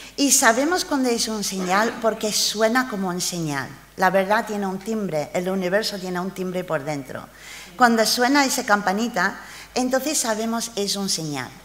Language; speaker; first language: Spanish; non-native, fluent; English